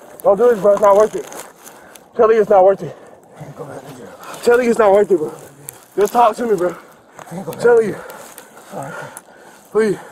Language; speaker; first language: English; native; English